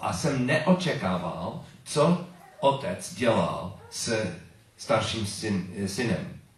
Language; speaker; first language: Czech; non-native, learner; English